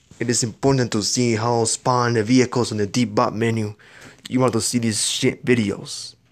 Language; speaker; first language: English; non-native, learner; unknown